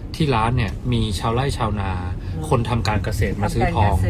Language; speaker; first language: Thai; native; Thai